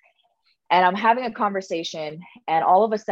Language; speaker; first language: English; native; English